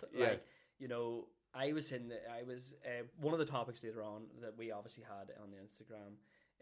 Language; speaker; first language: English; native; English